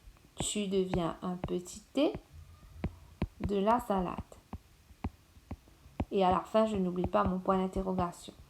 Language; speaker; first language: French; non-native, local second language; Morisyen